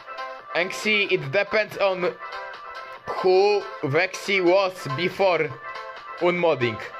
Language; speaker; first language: English; non-native, fluent; Polish